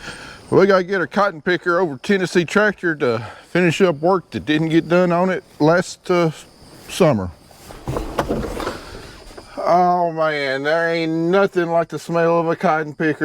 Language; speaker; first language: English; native; English